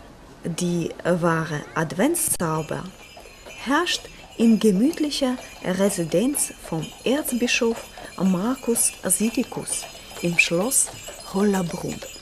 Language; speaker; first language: German; non-native, learner; Ukrainian